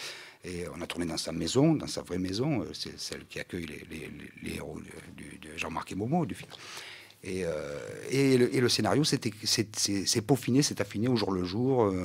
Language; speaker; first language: French; native; French